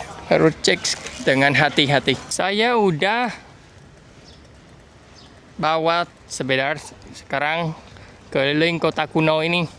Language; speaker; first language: Indonesian; non-native, fluent; Vietnamese